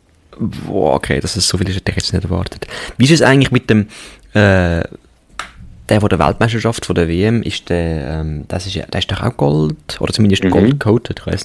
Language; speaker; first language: German; native; German